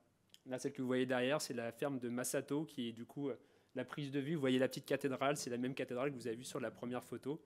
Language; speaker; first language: French; native; French